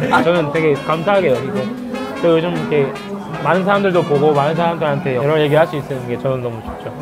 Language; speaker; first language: Korean; early bilingual, other home language; Lingala